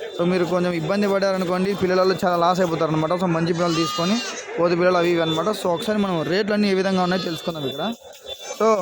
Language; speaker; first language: Telugu; native; Telugu